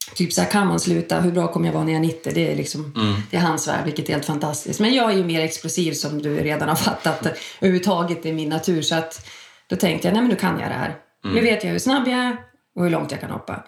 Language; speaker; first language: Swedish; native; Swedish